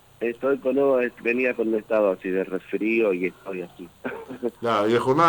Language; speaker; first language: Spanish; native; Spanish